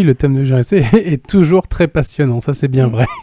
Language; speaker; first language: French; native; French